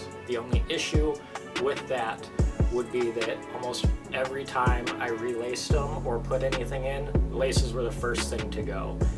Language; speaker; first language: English; native; English